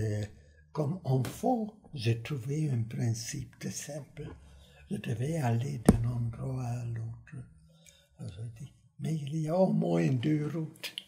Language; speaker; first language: French; non-native, fluent; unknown